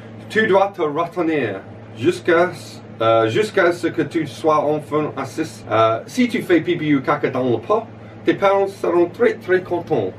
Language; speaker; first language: French; non-native, learner; English